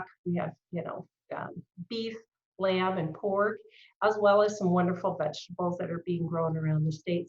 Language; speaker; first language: English; native; English